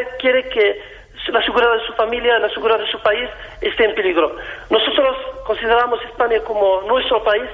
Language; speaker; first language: Spanish; non-native, fluent; Arabic